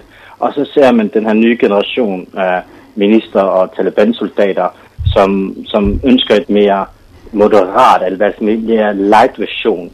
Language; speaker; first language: Danish; non-native, fluent; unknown